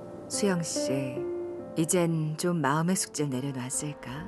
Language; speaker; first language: Korean; native; Korean